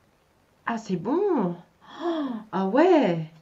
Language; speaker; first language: French; native; French